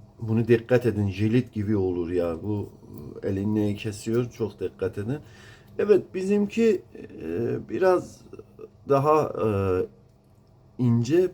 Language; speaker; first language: Turkish; non-native, learner; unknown